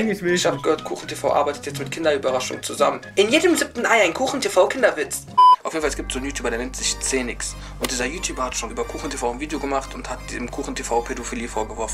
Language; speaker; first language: German; native; German